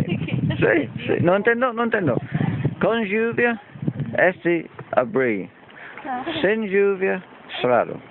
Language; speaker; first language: Spanish; non-native, learner; English